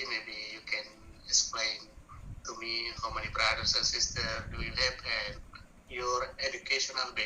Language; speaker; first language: English; non-native, learner; Buginese